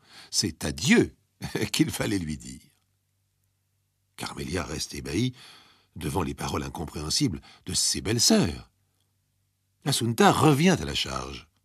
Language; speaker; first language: French; native; French